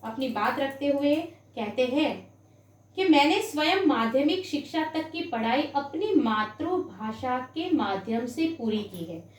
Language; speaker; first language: Hindi; non-native, local second language; Gujarati